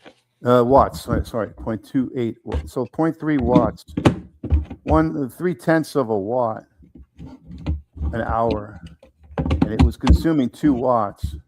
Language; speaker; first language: English; native; English